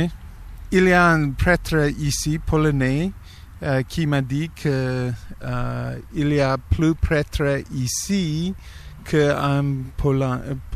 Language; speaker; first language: French; non-native, learner; English